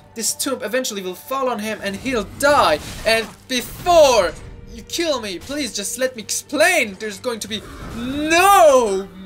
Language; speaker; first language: English; non-native, fluent; Persian